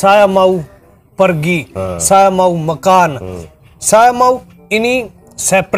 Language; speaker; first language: Indonesian; non-native, learner; Hindi